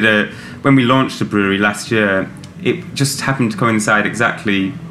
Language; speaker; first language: English; native; English